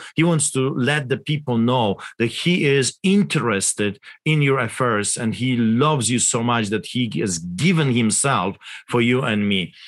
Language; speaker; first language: English; non-native, fluent; Polish